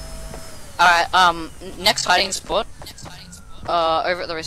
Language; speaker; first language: English; native; English